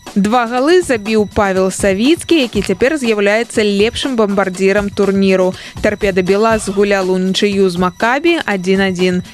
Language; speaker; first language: Belarusian; native; Belarusian